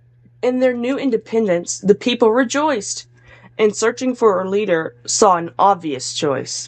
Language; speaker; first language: English; native; English